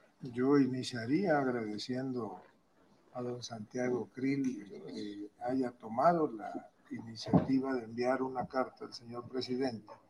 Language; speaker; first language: Spanish; native; Spanish